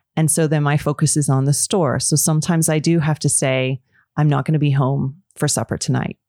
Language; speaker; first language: English; native; English